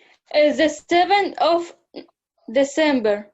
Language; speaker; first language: English; non-native, learner; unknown